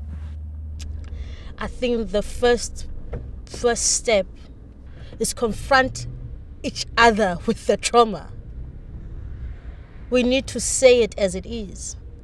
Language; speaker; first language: English; non-native, local second language; Xhosa